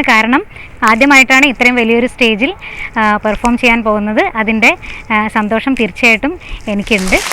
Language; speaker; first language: Malayalam; native; Malayalam